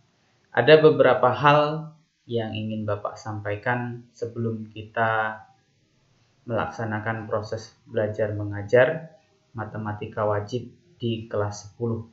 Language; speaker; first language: Indonesian; native; Indonesian